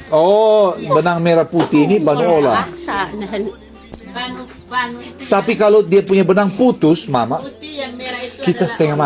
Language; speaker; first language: Indonesian; non-native, local second language; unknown